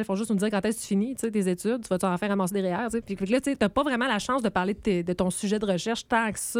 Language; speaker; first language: French; native; French